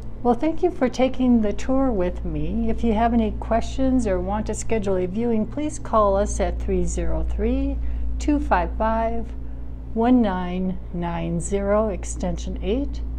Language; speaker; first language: English; native; English